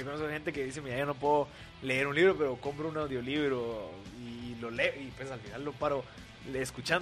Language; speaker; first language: Spanish; native; Spanish